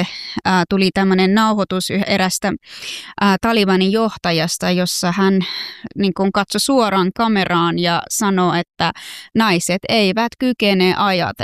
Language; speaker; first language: Finnish; non-native, fluent; Persian